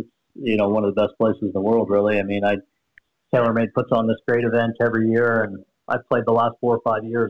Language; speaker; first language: English; native; English